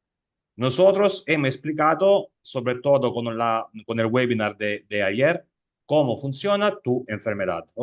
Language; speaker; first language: Spanish; non-native, fluent; Italian